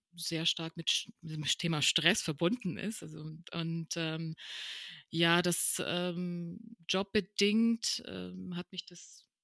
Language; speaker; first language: German; early bilingual, other home language; Spanish